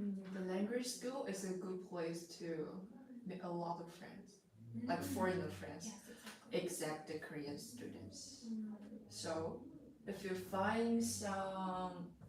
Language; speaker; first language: English; non-native, fluent; Chinese